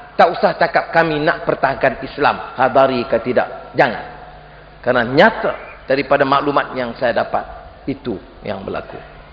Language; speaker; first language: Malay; native; Malay